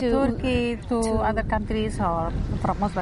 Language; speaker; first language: English; non-native, learner; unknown